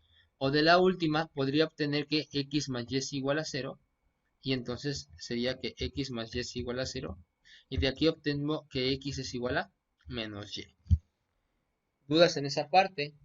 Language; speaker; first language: Spanish; native; Spanish